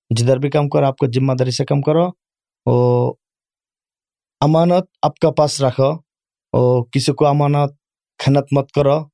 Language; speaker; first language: Urdu; non-native, learner; Bangla